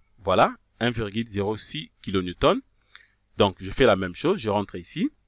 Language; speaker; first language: French; non-native, local second language; Kongo